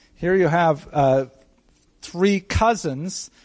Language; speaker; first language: English; native; English